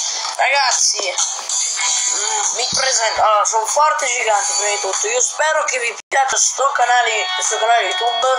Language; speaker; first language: Italian; native; Italian